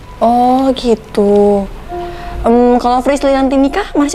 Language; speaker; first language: Indonesian; native; Indonesian